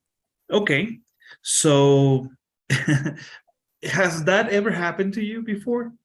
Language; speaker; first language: English; non-native, fluent; Spanish